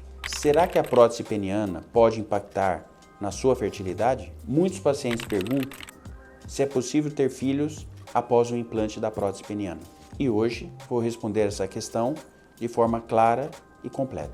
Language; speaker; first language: Portuguese; native; Portuguese